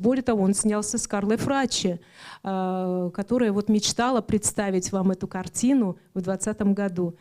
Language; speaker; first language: Russian; native; Russian